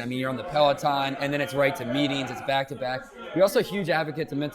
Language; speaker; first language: English; native; English